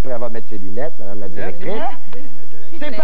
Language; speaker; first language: French; native; French